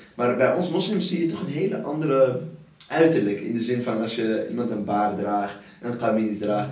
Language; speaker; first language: Dutch; early bilingual, other home language; Riffian